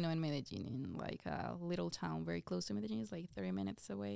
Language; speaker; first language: English; non-native, fluent; Spanish